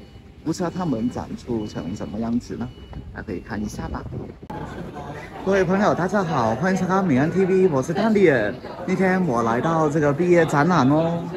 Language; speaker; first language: Chinese; non-native, local second language; Cantonese